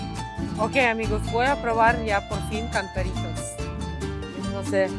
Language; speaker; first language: Spanish; non-native, fluent; Russian